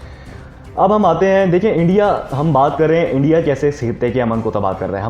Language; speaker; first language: Urdu; non-native, local second language; Punjabi